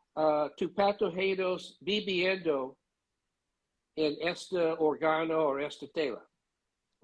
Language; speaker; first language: Spanish; non-native, learner; English